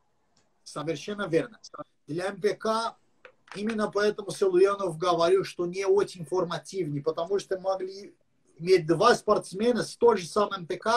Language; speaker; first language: Russian; non-native, learner; English